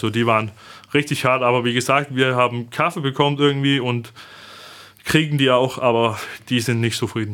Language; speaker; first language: German; non-native, fluent; Danish